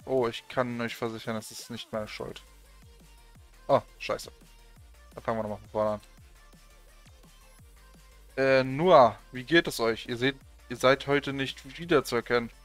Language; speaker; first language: German; native; German